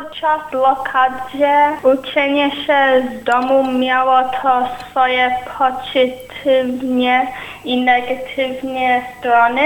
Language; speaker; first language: Polish; early bilingual, heritage; Polish